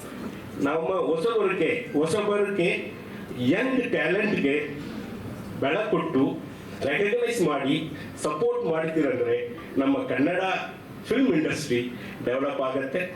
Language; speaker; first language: Kannada; non-native, learner; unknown